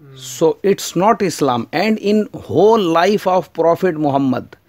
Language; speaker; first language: English; non-native, learner; Urdu